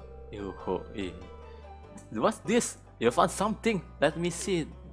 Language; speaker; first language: English; non-native, learner; Indonesian